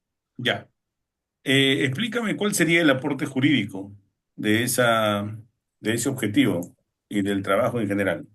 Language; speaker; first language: Spanish; native; Spanish